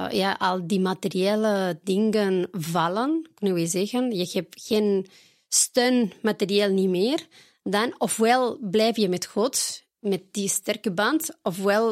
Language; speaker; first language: Dutch; non-native, fluent; Spanish